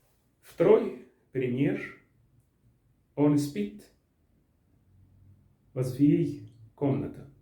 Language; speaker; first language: Russian; non-native, learner; Arabic